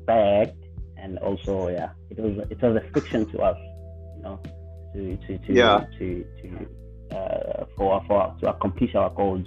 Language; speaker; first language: English; non-native, local second language; Zulu